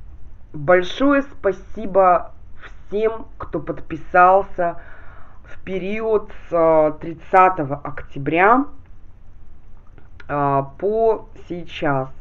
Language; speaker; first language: Russian; native; Russian